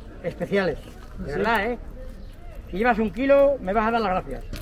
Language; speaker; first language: Spanish; native; Spanish